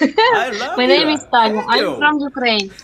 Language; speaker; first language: English; non-native, learner; Russian